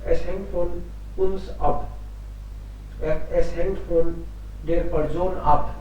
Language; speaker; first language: German; non-native, fluent; Hindi